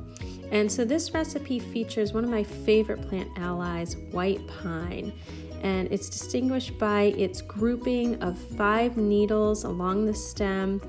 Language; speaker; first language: English; native; English